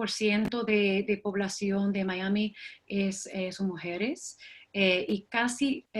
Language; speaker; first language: Spanish; non-native, fluent; English